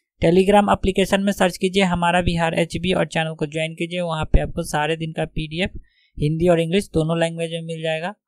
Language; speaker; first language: Hindi; native; Hindi